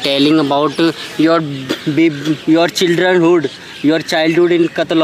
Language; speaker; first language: English; non-native, learner; Hindi